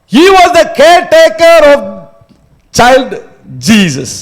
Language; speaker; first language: English; non-native, local second language; Tamil